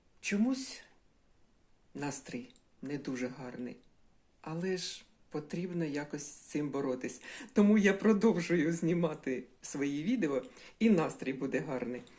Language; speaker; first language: Ukrainian; non-native, local second language; Russian